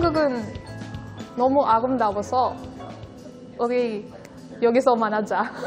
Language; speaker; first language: Korean; non-native, learner; Filipino